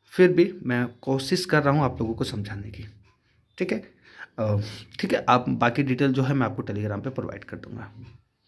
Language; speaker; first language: Hindi; native; Hindi